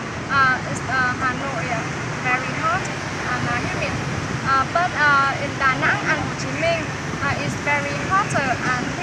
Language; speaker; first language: English; non-native, learner; Vietnamese